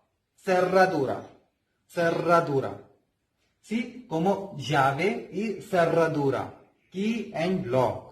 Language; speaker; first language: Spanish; non-native, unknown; Hindi